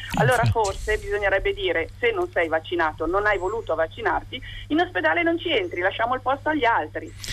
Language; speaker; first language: Italian; native; Italian